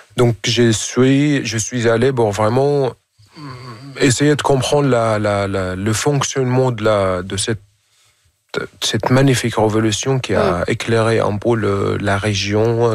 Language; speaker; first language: French; non-native, fluent; Arabic